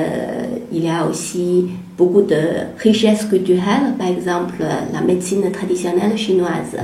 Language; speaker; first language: French; non-native, fluent; Chinese